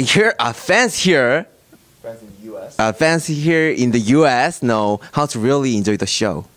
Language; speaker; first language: English; non-native, learner; Korean